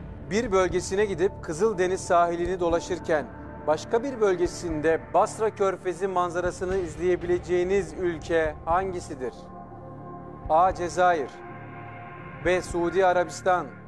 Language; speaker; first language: Turkish; native; Turkish